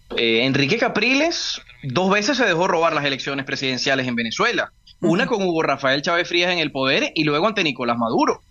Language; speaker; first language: Spanish; native; Spanish